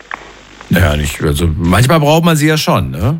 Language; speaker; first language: German; native; German